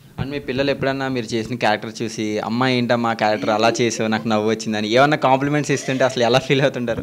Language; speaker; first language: Telugu; native; Telugu